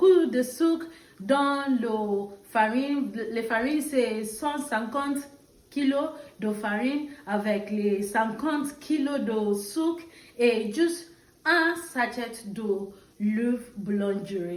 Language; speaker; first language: French; non-native, learner; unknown